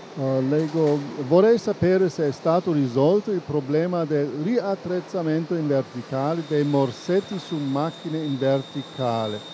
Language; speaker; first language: Italian; non-native, fluent; German